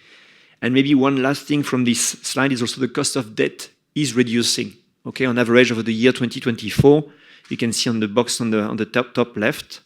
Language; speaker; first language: English; non-native, fluent; French